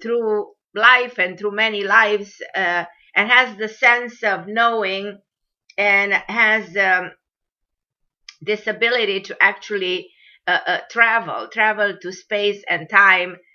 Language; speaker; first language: English; non-native, fluent; Romanian